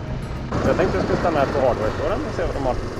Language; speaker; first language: Swedish; native; Swedish